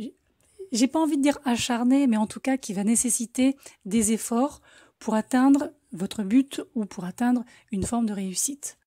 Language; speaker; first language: French; native; French